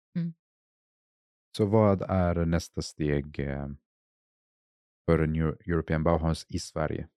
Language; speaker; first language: Swedish; non-native, fluent; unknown